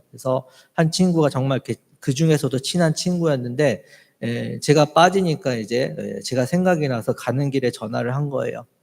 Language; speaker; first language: Korean; native; Korean